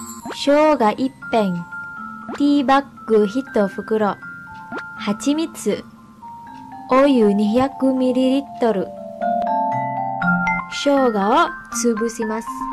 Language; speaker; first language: Japanese; non-native, learner; Indonesian